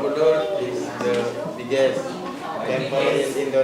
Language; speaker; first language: English; non-native, learner; Indonesian